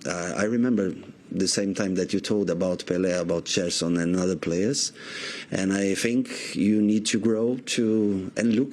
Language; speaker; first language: English; non-native, learner; Portuguese